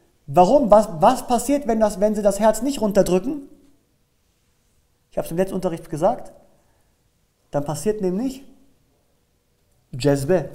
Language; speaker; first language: German; early bilingual, other home language; Turkish